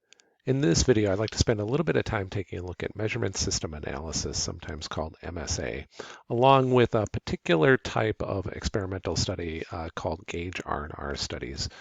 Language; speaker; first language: English; native; English